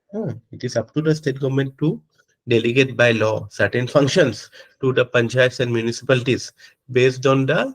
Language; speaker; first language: English; non-native, local second language; Assamese